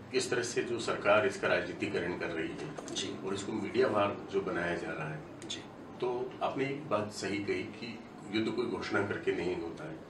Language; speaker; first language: Hindi; native; Hindi